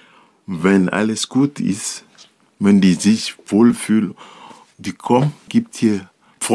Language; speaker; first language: German; non-native, learner; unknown